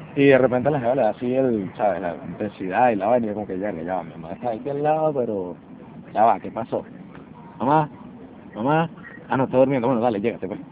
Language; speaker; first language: Spanish; native; Spanish